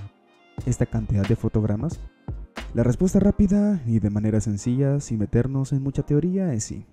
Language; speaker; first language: Spanish; native; Spanish